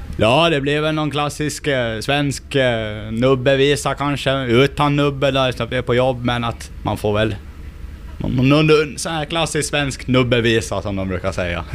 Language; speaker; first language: Swedish; native; Swedish